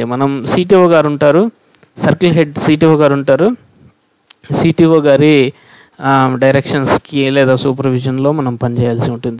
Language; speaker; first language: Telugu; native; Telugu